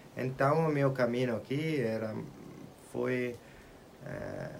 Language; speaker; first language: Portuguese; non-native, fluent; Italian